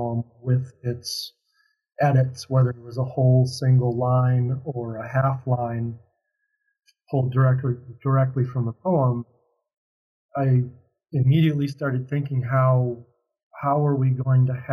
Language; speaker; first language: English; native; English